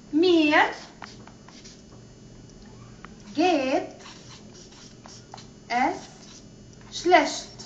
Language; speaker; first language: German; non-native, fluent; Arabic